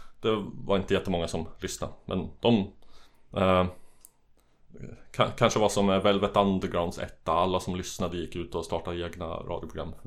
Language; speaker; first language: Swedish; native; Swedish